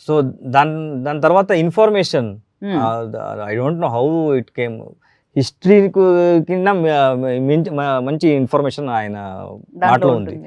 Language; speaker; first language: Telugu; non-native, learner; Kannada